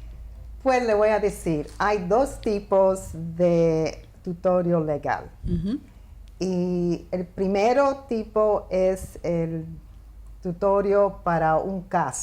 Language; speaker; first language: Spanish; early bilingual, heritage; Spanish